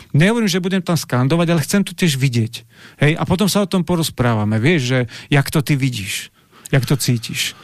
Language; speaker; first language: Slovak; native; Slovak